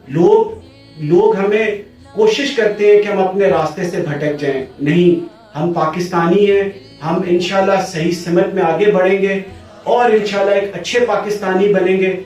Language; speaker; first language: Urdu; native; Urdu